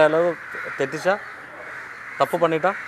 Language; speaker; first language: Tamil; non-native, learner; Malayalam